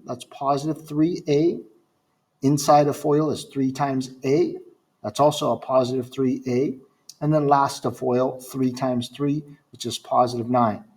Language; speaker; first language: English; native; English